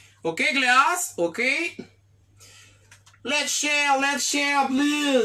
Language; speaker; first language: English; non-native, fluent; Haitian Creole